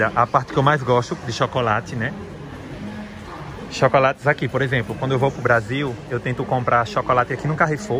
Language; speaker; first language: Portuguese; native; Portuguese